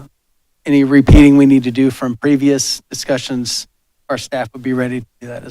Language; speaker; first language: English; native; English